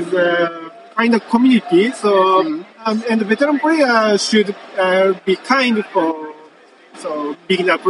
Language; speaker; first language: English; non-native, learner; Japanese